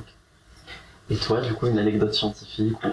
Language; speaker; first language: French; native; French